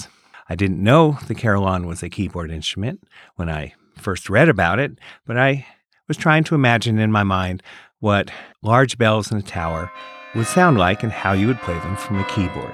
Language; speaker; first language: English; native; English